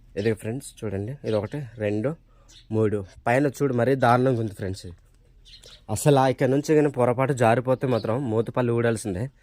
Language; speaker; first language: Telugu; native; Telugu